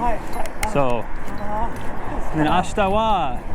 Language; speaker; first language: Japanese; non-native, learner; English